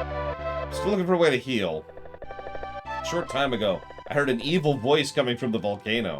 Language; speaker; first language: English; native; English